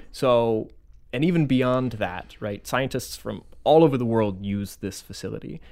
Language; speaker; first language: English; native; English